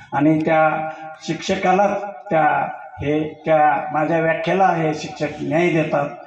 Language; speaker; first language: Marathi; native; Marathi